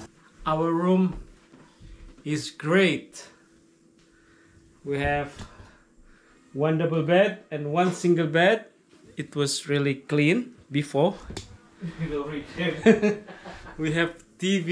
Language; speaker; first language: English; non-native, learner; Indonesian